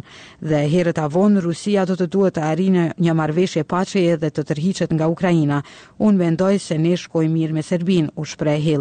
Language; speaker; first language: Albanian; native; Albanian